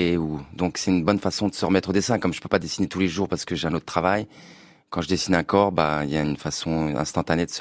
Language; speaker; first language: French; native; French